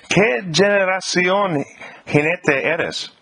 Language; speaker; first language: Spanish; non-native, learner; English